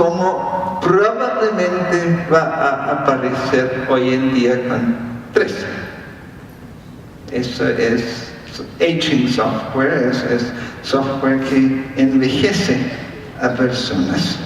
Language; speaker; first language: Spanish; non-native, fluent; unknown